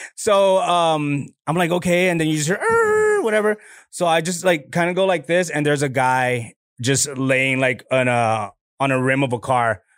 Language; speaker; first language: English; native; English